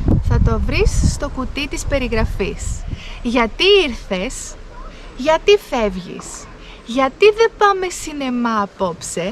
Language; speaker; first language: Greek; native; Greek